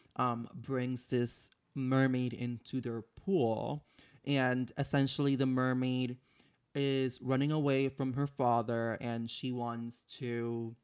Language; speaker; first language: English; non-native, fluent; Spanish